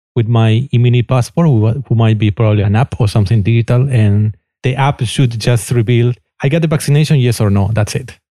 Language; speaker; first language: English; non-native, fluent; Spanish